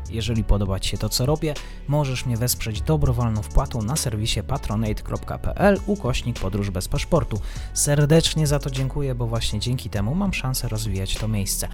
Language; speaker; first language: Polish; native; Polish